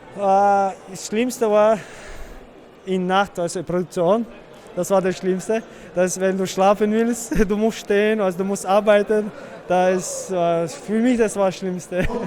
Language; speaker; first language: German; non-native, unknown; Czech